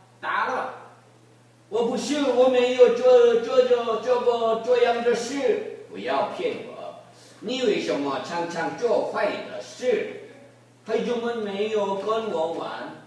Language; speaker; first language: Chinese; non-native, learner; Korean